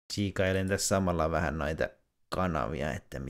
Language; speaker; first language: Finnish; native; Finnish